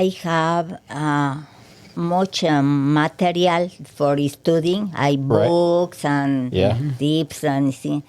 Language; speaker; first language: English; non-native, learner; Spanish